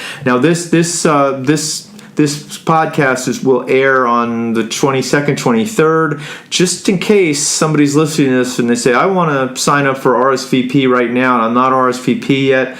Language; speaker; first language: English; native; English